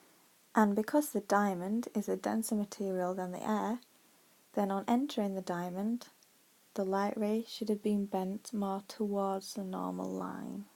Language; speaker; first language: English; native; English